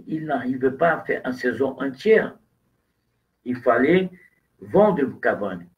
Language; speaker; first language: French; non-native, fluent; Portuguese